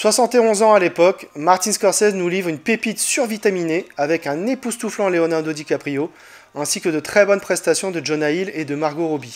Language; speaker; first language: French; native; French